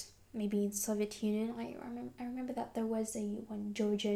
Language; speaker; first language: English; non-native, fluent; Adyghe